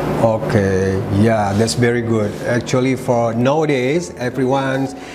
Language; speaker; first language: English; non-native, learner; Indonesian